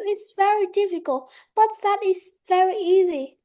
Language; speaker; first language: English; non-native, learner; Vietnamese